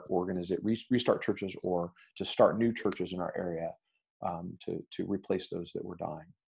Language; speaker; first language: English; native; English